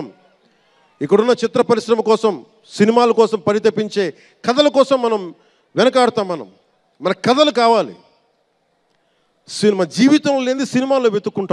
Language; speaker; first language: Telugu; native; Telugu